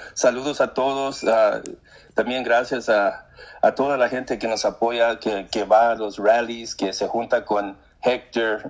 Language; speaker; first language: Spanish; early bilingual, heritage; Spanish